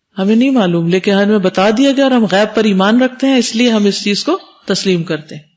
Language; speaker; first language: Urdu; native; Urdu